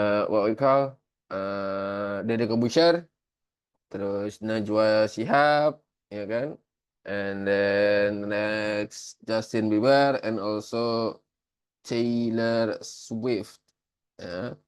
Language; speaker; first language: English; non-native, fluent; Indonesian